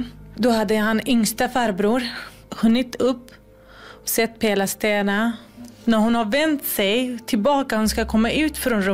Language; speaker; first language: Swedish; non-native, fluent; Kurdish